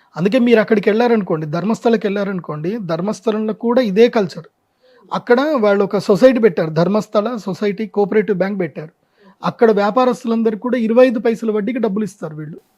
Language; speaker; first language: Telugu; non-native, local second language; Marwari